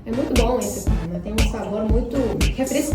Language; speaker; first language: Portuguese; non-native, fluent; Chinese